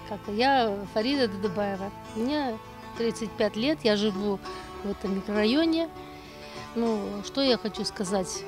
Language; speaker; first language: Russian; non-native, local second language; Uyghur